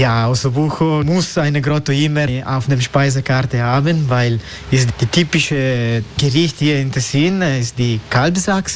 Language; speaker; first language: German; non-native, learner; Italian